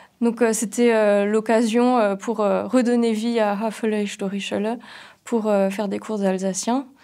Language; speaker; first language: French; non-native, local second language; Swiss German